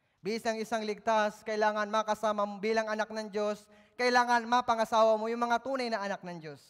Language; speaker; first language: Filipino; native; Filipino